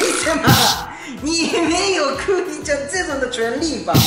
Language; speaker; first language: Chinese; non-native, fluent; Japanese